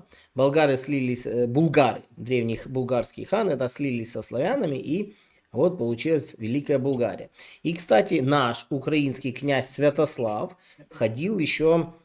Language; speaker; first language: Russian; non-native, local second language; Ukrainian